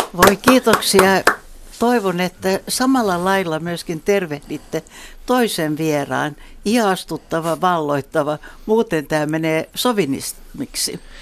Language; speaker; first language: Finnish; non-native, local second language; Swedish